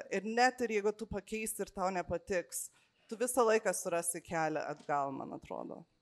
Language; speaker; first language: Lithuanian; early bilingual, heritage; Lithuanian